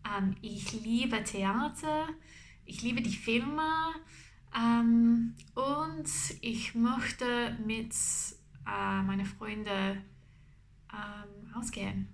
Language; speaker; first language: German; non-native, learner; English